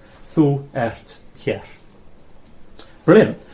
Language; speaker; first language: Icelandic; non-native, fluent; English